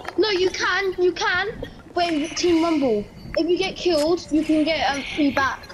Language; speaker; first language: English; native; English